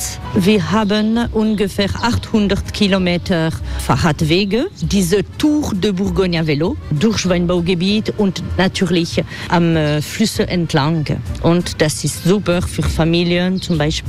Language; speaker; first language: German; non-native, fluent; French